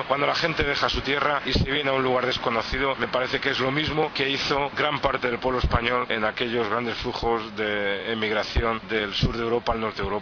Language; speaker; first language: Spanish; native; Spanish